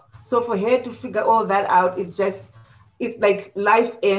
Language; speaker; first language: English; non-native, local second language; Shona